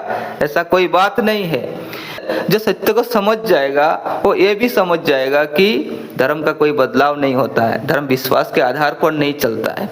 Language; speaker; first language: Hindi; non-native, local second language; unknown